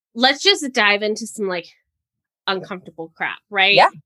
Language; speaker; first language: English; native; English